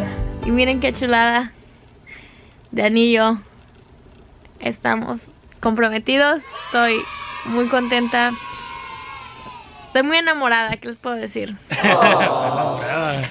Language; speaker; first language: Spanish; native; Spanish